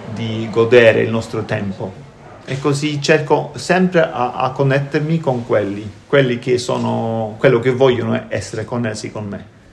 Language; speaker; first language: Italian; non-native, fluent; Norwegian